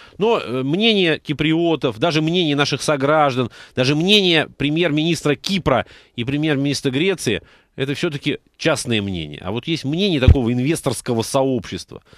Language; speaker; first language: Russian; native; Russian